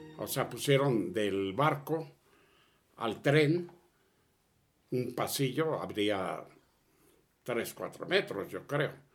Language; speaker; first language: Spanish; early bilingual, other home language; Catalan